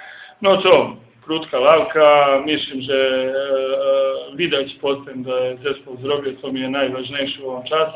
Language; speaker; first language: Polish; non-native, fluent; Serbian